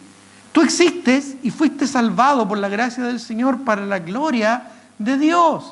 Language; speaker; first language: Spanish; native; Spanish